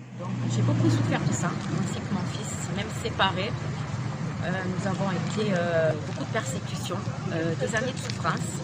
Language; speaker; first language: French; native; French